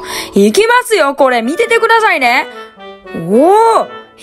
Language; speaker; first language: Japanese; native; Japanese